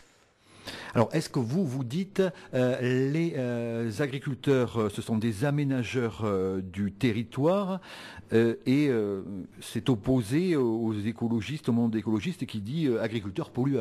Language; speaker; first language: French; native; French